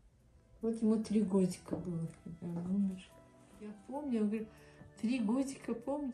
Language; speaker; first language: Russian; non-native, local second language; Tajik